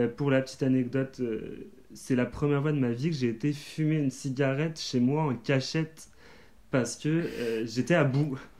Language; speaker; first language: French; native; French